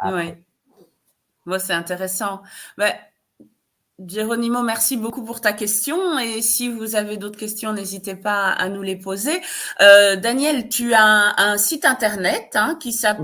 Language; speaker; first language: French; native; French